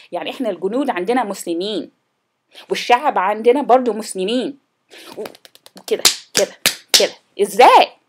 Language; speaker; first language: Arabic; non-native, fluent; English